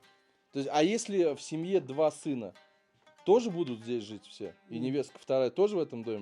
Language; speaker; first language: Russian; native; Russian